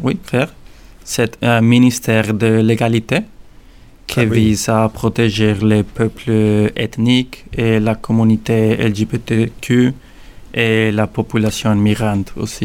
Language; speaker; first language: French; non-native, learner; Spanish